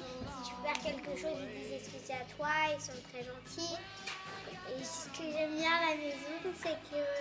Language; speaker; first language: French; early bilingual, heritage; French